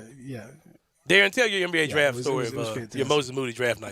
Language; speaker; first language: English; native; English